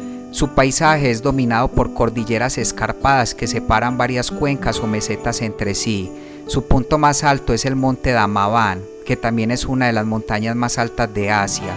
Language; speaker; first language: Spanish; native; Spanish